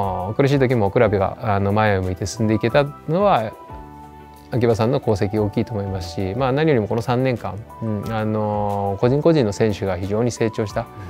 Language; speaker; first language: Japanese; native; Japanese